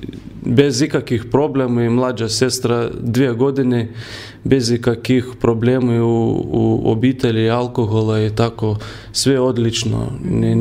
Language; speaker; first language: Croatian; non-native, learner; Lithuanian